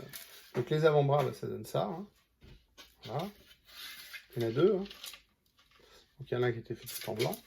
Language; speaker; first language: French; native; French